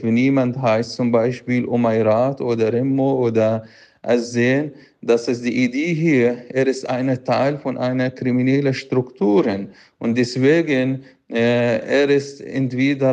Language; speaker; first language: German; non-native, fluent; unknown